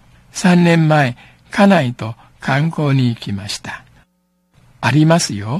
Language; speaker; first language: Japanese; non-native, fluent; Min Nan Chinese